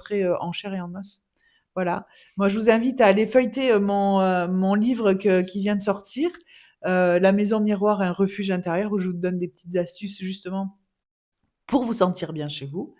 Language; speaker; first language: French; native; French